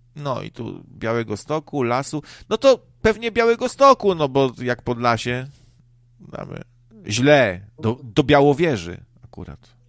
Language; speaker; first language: Polish; native; Polish